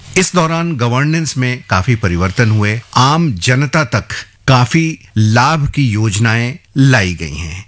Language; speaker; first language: Hindi; native; Hindi